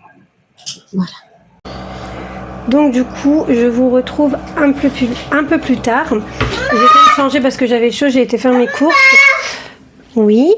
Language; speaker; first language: French; native; French